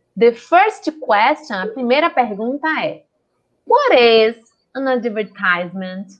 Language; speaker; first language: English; non-native, fluent; Portuguese